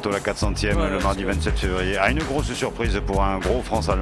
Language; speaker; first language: French; native; French